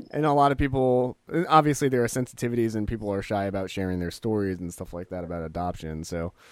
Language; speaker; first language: English; native; English